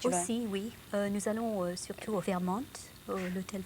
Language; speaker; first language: French; non-native, local second language; English